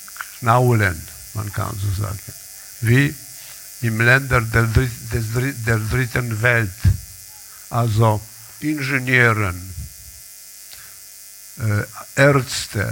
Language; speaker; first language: German; non-native, learner; Polish